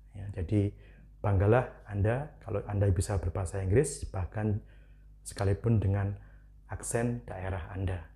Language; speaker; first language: Indonesian; non-native, local second language; Javanese